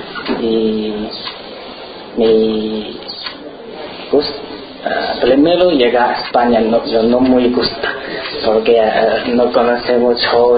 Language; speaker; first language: Spanish; non-native, learner; Chinese